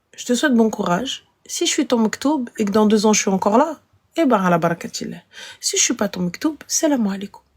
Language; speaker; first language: French; native; French